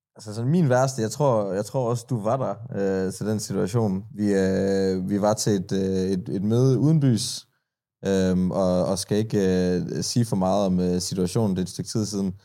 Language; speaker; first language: Danish; early bilingual, other home language; Persian